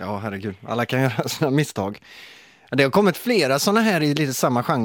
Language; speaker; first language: Swedish; native; Swedish